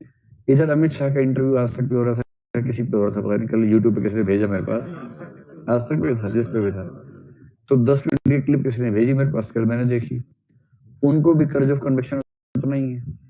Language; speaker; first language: Hindi; native; Hindi